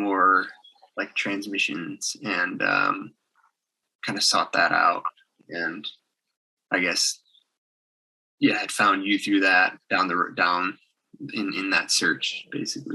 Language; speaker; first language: English; native; English